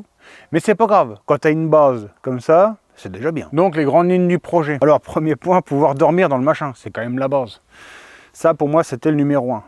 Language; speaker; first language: French; native; French